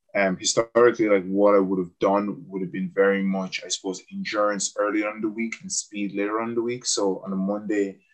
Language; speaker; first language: English; native; English